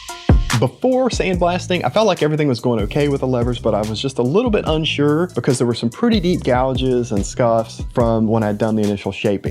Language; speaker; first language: English; native; English